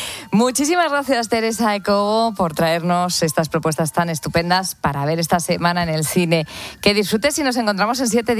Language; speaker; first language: Spanish; native; Spanish